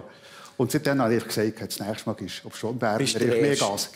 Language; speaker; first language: German; native; German